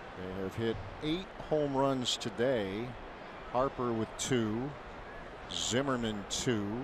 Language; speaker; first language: English; native; English